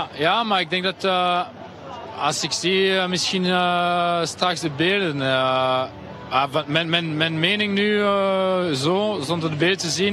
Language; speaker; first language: Dutch; non-native, local second language; French